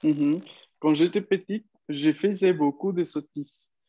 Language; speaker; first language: French; non-native, fluent; Spanish